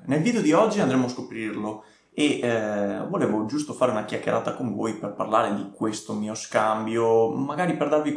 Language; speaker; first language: Italian; native; Italian